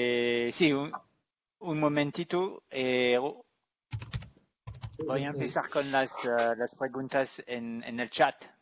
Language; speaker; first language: Spanish; non-native, fluent; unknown